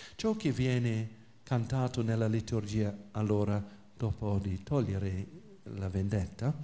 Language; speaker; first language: Italian; non-native, fluent; English